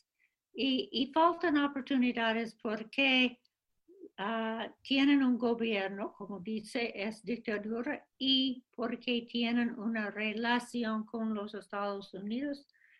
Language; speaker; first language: Spanish; non-native, fluent; English